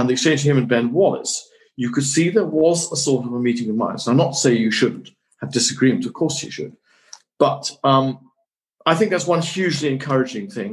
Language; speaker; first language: English; native; English